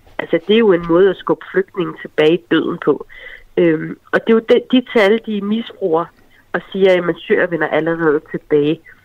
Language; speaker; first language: Danish; early bilingual, other home language; Arabic